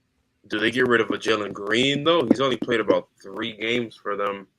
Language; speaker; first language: English; native; English